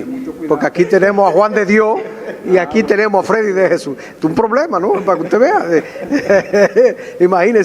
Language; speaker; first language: Spanish; native; Spanish